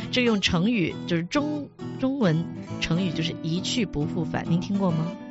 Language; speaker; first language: Chinese; native; Chinese